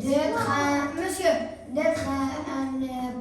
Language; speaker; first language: French; non-native, learner; Arabic